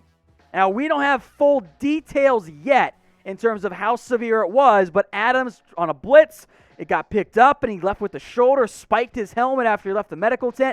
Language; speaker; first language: English; native; English